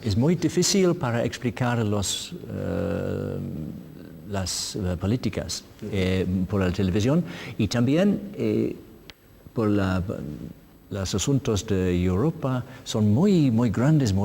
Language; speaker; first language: Spanish; non-native, learner; English